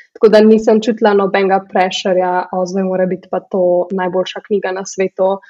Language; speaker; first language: Slovenian; early bilingual, heritage; Slovenian